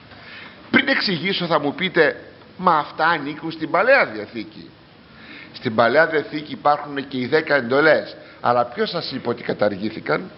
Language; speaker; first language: Greek; native; Greek